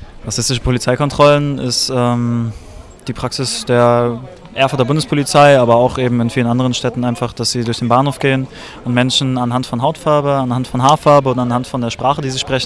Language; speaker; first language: German; native; German